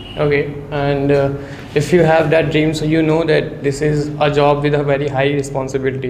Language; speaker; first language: English; non-native, local second language; Hindi